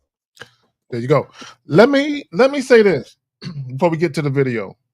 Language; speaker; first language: English; native; English